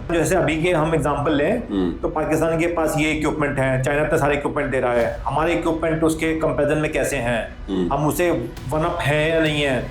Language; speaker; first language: Hindi; native; Hindi